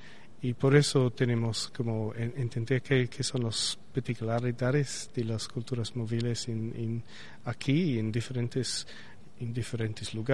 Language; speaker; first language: Spanish; non-native, learner; English